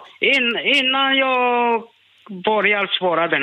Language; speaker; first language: Swedish; non-native, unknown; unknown